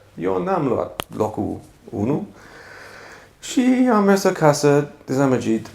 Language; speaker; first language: Romanian; non-native, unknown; English